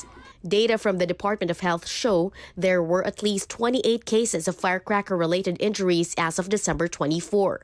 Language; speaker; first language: English; non-native, local second language; Filipino